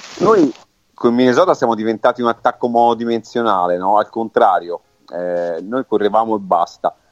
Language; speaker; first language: Italian; native; Italian